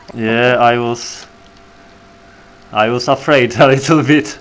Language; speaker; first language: English; non-native, learner; Polish